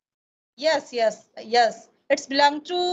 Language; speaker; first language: English; non-native, learner; Hindi